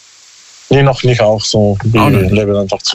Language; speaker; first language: German; non-native, learner; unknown